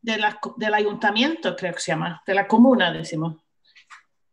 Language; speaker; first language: Spanish; non-native, fluent; Swedish